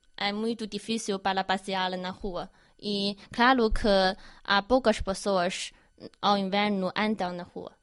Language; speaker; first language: Portuguese; non-native, learner; Chinese